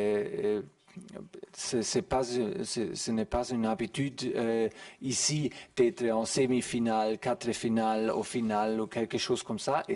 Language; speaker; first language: French; non-native, learner; German